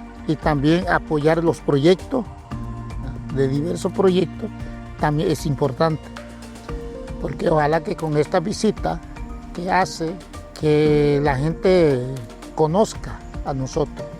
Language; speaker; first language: Spanish; non-native, local second language; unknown